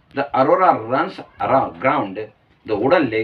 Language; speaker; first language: English; non-native, local second language; Marathi